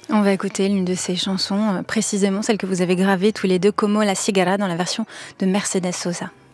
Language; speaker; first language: French; native; French